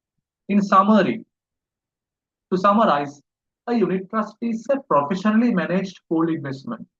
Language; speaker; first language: English; non-native, local second language; Sinhala